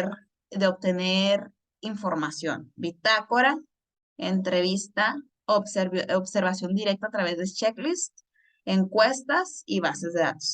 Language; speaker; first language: Spanish; native; Spanish